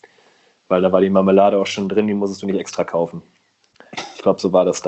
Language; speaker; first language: German; native; German